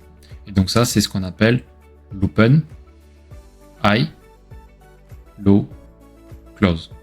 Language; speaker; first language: French; native; French